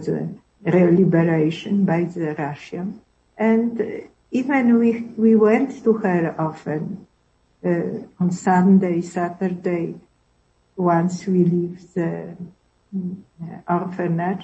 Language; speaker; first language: English; non-native, learner; Polish